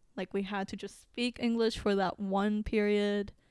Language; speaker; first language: English; early bilingual, other home language; Filipino